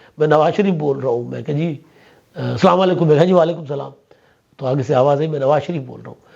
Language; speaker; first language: Urdu; non-native, local second language; Sindhi